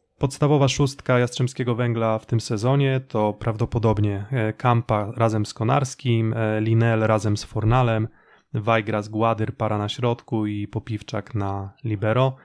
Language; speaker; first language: Polish; native; Polish